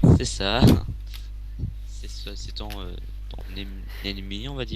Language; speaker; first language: French; native; French